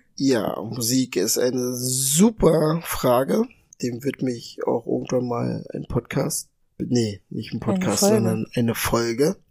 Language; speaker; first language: German; early bilingual, other home language; Ga